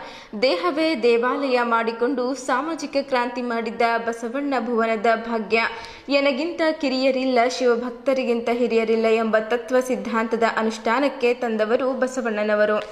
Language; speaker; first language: Kannada; native; Kannada